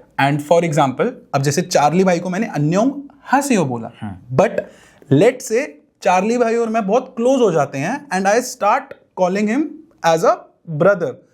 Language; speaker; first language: Hindi; native; Hindi